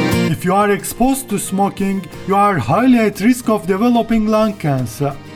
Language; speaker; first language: English; non-native, fluent; Turkish